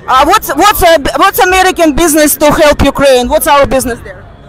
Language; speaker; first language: English; non-native, fluent; Russian